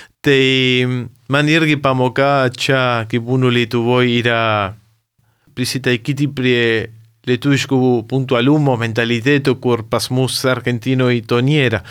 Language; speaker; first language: Lithuanian; early bilingual, heritage; Lithuanian